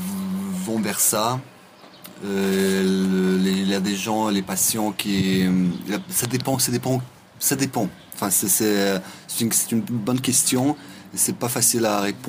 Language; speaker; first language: French; non-native, fluent; Russian